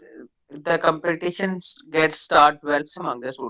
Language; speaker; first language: English; non-native, fluent; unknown